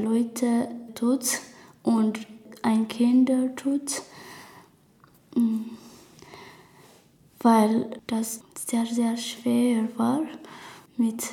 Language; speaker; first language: German; non-native, learner; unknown